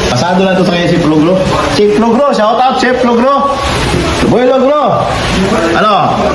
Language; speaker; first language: Filipino; non-native, local second language; Cebuano